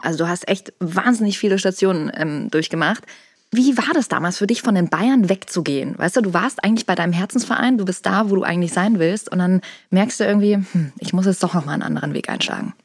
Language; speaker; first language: German; native; German